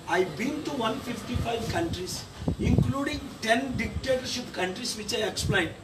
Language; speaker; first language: English; non-native, local second language; Telugu